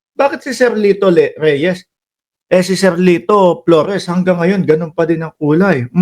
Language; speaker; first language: Filipino; native; Filipino